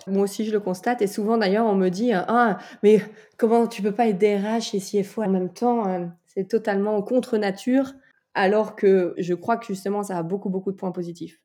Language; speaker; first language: French; native; French